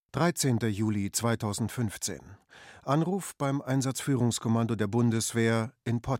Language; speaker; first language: German; native; German